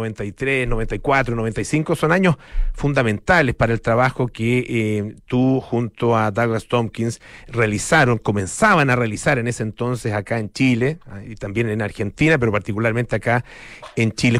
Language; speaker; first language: Spanish; native; Spanish